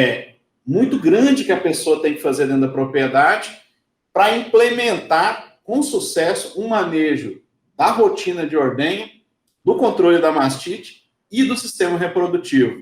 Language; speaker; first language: Portuguese; native; Portuguese